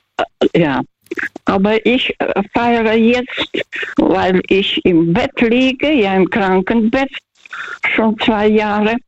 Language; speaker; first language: German; non-native, fluent; Russian